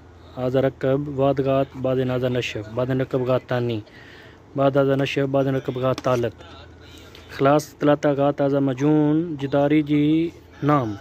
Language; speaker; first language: Arabic; non-native, learner; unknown